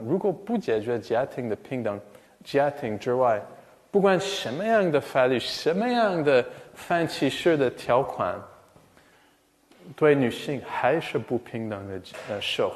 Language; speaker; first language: Chinese; non-native, fluent; English